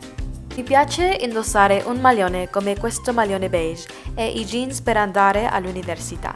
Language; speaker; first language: Italian; non-native, learner; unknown